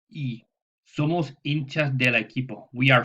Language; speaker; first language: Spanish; non-native, fluent; English